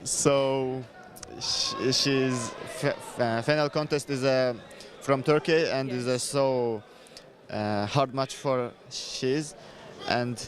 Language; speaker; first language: English; non-native, learner; Turkish